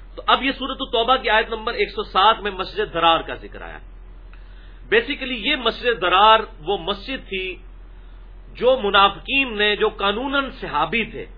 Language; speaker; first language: Urdu; non-native, local second language; Punjabi